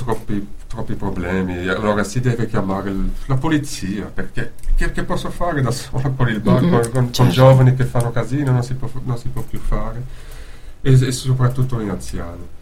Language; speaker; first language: Italian; non-native, fluent; Dutch